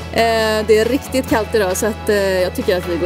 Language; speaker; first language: Swedish; native; Swedish